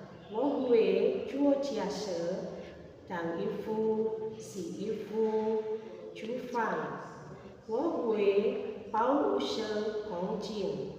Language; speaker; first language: Chinese; non-native, learner; Indonesian